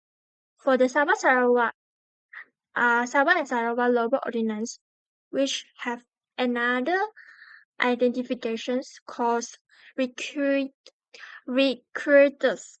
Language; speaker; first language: English; non-native, learner; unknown